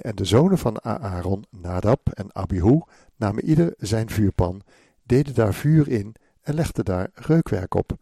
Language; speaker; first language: Dutch; native; Dutch